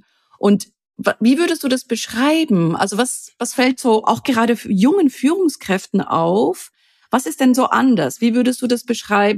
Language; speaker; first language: German; native; German